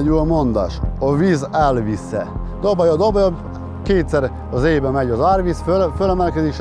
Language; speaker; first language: Hungarian; non-native, local second language; Ukrainian